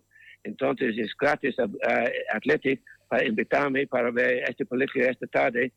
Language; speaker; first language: Spanish; non-native, learner; English